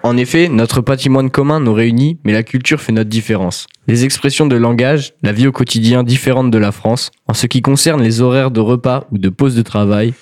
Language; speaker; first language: French; native; French